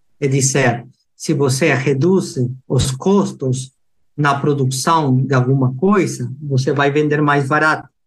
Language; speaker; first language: Portuguese; non-native, fluent; Spanish